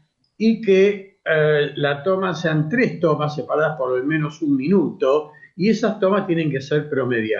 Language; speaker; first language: Spanish; native; Spanish